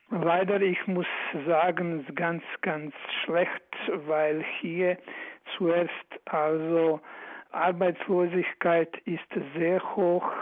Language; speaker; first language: German; non-native, fluent; Croatian